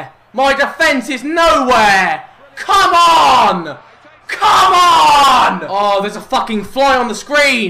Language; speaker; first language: English; native; English